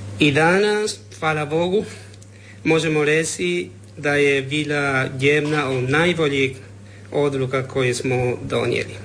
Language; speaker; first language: Croatian; non-native, learner; Spanish